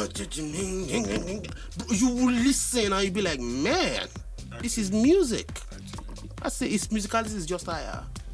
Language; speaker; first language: English; non-native, local second language; Yoruba